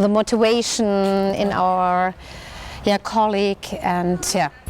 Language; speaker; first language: English; non-native, learner; German